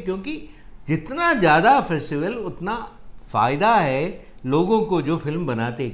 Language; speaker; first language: Hindi; non-native, local second language; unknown